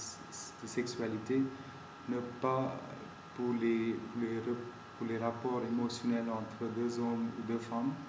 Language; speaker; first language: French; non-native, fluent; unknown